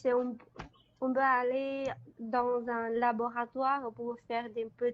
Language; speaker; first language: French; non-native, learner; Chinese